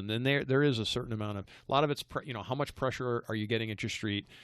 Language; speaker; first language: English; native; English